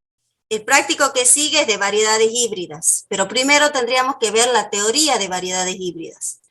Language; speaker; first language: Spanish; native; Spanish